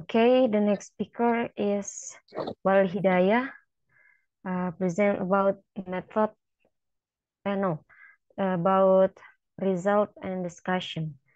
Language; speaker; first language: English; non-native, learner; Indonesian